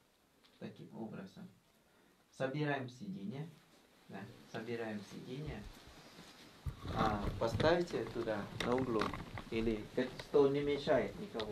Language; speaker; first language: Russian; non-native, learner; Thai